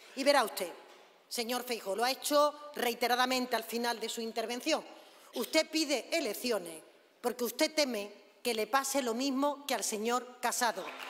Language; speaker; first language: Spanish; native; Spanish